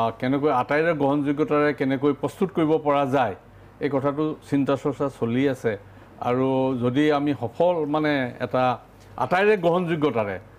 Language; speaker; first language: Assamese; native; Assamese